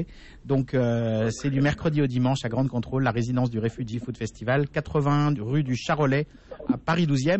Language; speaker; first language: French; native; French